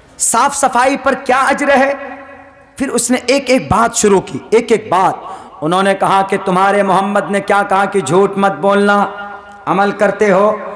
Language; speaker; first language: Urdu; native; Urdu